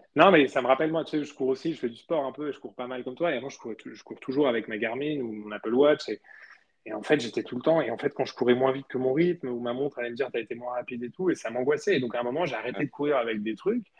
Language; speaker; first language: French; early bilingual, other home language; Spanish